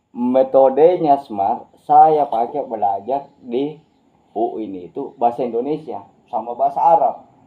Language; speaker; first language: Indonesian; native; Indonesian